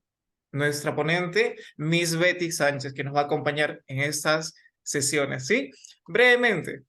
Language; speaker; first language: Spanish; native; Spanish